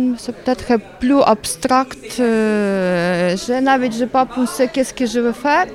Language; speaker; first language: French; non-native, learner; Ukrainian